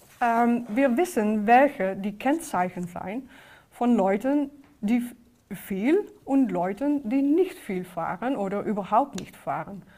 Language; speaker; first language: German; non-native, fluent; Dutch